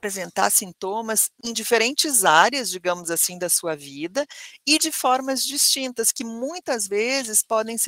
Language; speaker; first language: Portuguese; native; Portuguese